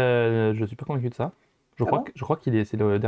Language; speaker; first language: French; native; French